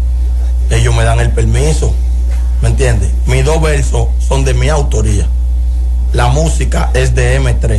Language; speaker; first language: Spanish; native; Spanish